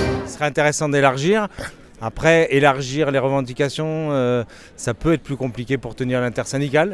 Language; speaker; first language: French; native; French